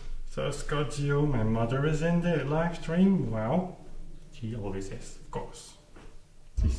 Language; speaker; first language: English; non-native, fluent; Dutch